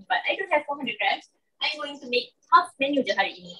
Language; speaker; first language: English; non-native, local second language; Malay